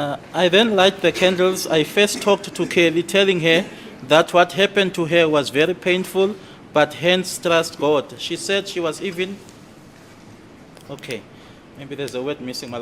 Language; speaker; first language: English; non-native, local second language; Zulu